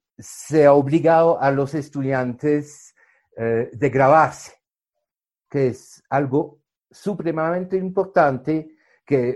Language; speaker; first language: Spanish; non-native, fluent; French